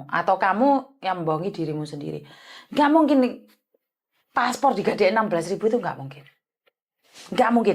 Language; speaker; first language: Malay; native; Malay